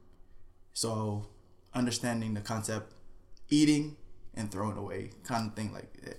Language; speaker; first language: English; non-native, fluent; Haitian Creole